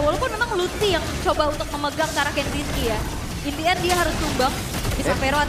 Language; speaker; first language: Indonesian; native; Indonesian